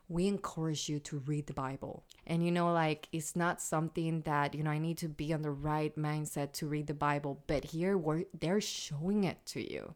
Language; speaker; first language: English; non-native, fluent; Spanish